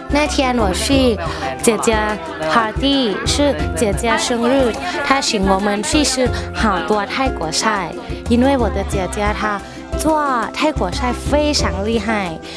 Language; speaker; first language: Chinese; non-native, learner; Thai